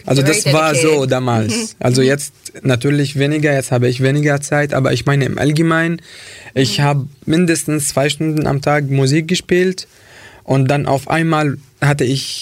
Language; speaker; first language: German; non-native, fluent; Arabic